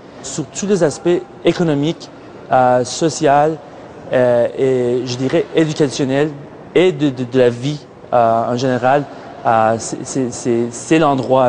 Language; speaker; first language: French; non-native, fluent; Persian